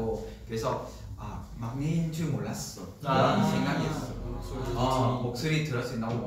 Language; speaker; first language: Korean; non-native, learner; Vietnamese